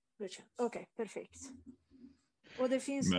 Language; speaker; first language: Swedish; non-native, fluent; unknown